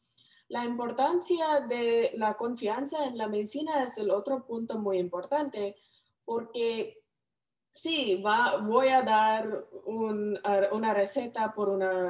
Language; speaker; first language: Spanish; non-native, learner; English